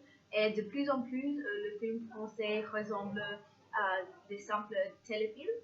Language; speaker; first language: French; non-native, learner; English